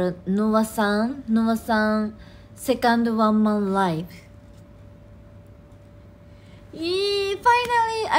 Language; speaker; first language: English; non-native, learner; Japanese